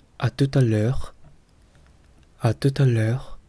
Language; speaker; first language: French; non-native, learner; Korean